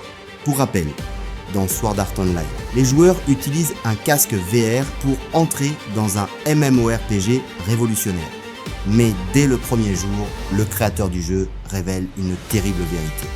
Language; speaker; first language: French; native; French